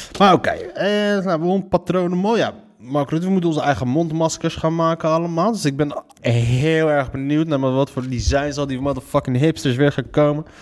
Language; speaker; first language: Dutch; early bilingual, other home language; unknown